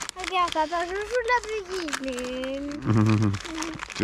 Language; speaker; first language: French; native; French